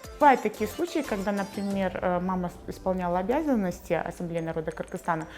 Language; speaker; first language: Russian; native; Russian